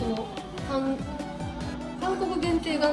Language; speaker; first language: Japanese; native; Japanese